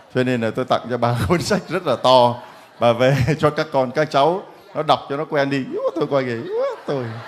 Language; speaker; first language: Vietnamese; native; Vietnamese